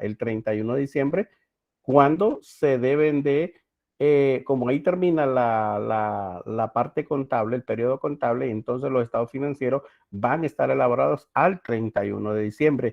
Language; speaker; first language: Spanish; native; Spanish